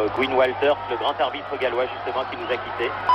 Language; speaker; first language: French; native; French